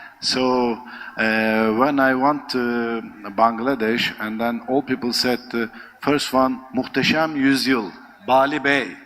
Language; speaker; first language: English; non-native, learner; Turkish